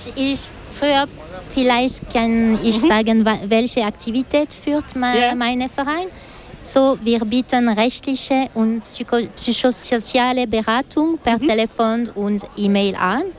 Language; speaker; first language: German; non-native, local second language; French